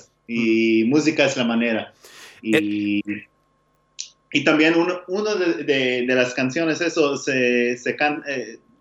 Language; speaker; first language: Spanish; non-native, learner; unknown